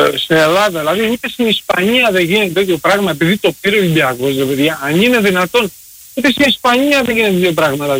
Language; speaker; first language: Greek; early bilingual, heritage; Greek